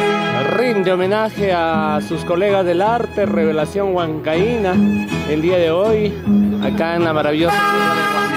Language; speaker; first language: Spanish; native; Spanish